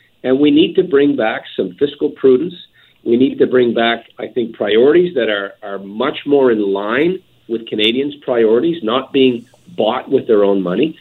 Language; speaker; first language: English; native; English